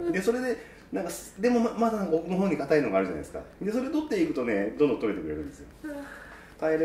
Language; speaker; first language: Japanese; native; Japanese